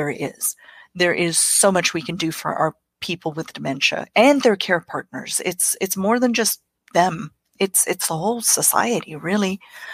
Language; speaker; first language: English; non-native, local second language; Afrikaans